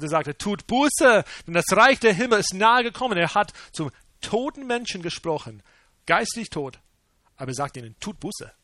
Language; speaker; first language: German; non-native, fluent; English